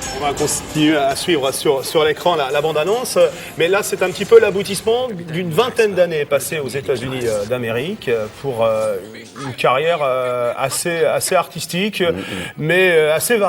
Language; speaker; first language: French; native; French